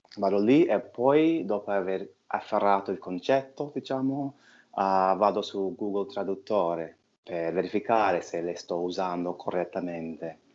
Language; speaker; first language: Italian; non-native, fluent; English